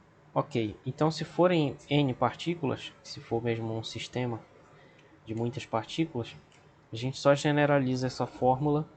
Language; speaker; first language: Portuguese; native; Portuguese